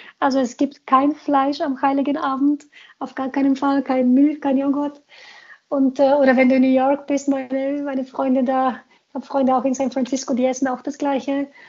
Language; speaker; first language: German; non-native, fluent; Bulgarian